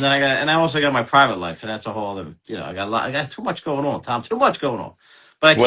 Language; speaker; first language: English; native; English